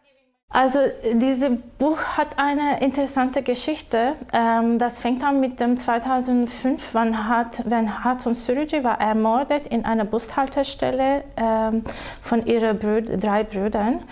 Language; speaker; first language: German; non-native, fluent; Turkish